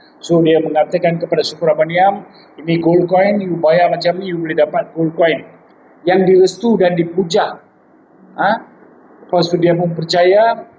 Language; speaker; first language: Malay; non-native, local second language; Tamil